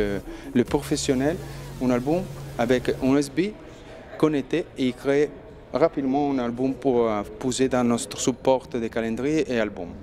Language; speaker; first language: French; non-native, learner; Spanish